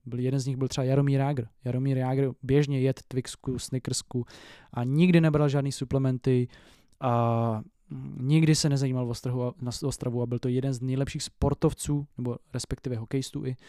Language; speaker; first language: Czech; native; Czech